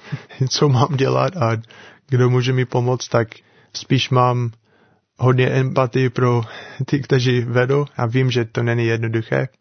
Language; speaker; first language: Czech; non-native, learner; English